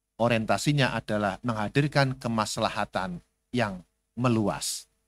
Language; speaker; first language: Indonesian; native; Indonesian